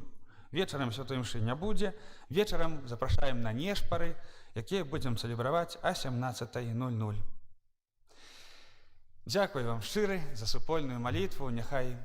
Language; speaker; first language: Belarusian; native; Belarusian